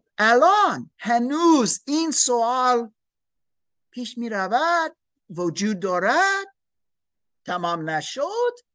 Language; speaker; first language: Persian; non-native, learner; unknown